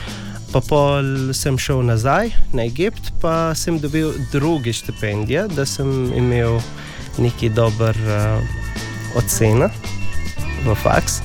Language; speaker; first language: Slovenian; non-native, learner; English